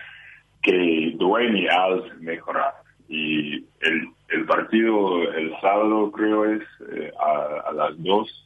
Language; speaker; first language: Spanish; non-native, learner; English